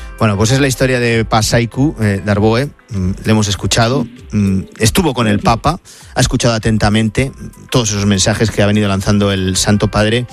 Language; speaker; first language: Spanish; native; Spanish